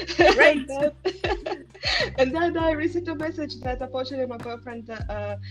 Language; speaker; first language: English; non-native, fluent; Estonian